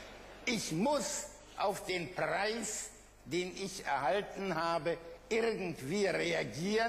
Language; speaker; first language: German; early bilingual, other home language; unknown